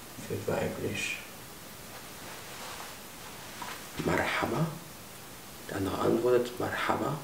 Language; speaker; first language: German; non-native, fluent; Arabic